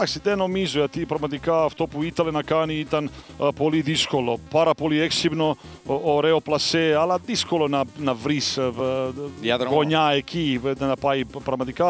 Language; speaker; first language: Greek; non-native, fluent; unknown